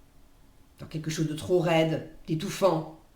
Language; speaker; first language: French; native; French